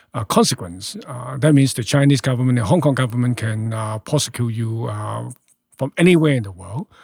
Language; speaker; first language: English; non-native, local second language; Cantonese